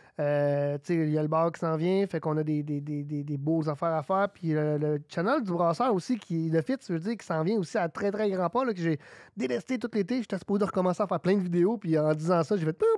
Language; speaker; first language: French; native; French